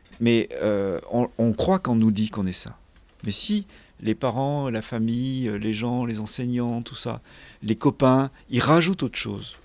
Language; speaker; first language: French; native; French